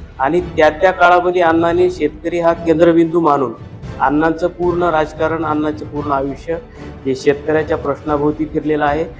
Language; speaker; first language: Marathi; native; Marathi